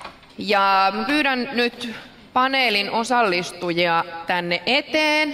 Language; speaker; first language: Finnish; native; Finnish